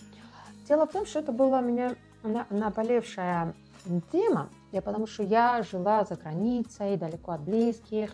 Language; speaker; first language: Russian; non-native, local second language; Georgian